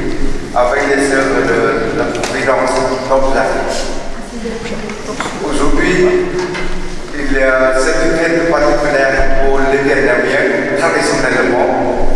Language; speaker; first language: French; non-native, fluent; Vietnamese